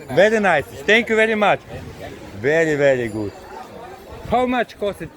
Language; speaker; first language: English; non-native, learner; Slovenian